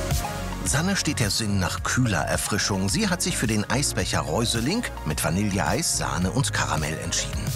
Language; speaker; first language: German; native; German